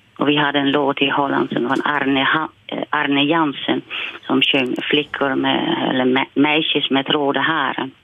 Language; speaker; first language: Swedish; non-native, fluent; Dutch